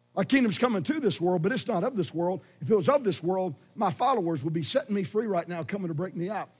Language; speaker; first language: English; native; English